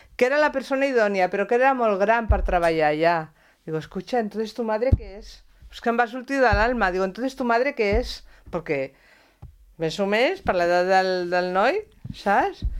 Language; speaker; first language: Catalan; non-native, local second language; Spanish